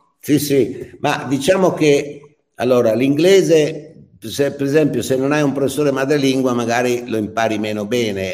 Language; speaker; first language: Italian; native; Italian